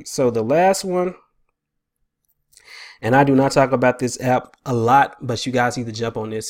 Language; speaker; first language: English; native; English